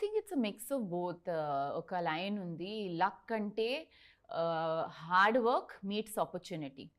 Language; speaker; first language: Telugu; non-native, learner; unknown